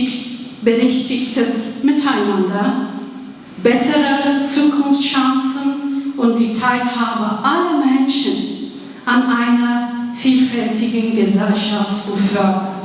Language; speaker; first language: German; non-native, fluent; Kurdish